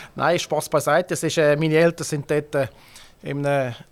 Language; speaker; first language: German; native; German